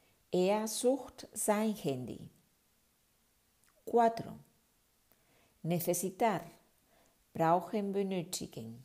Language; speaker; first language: German; non-native, fluent; Spanish